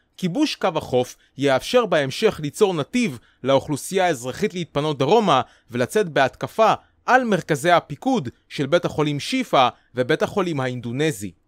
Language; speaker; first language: Hebrew; native; Hebrew